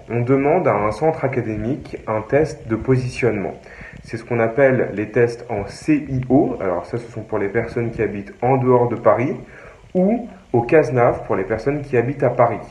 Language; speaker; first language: French; native; French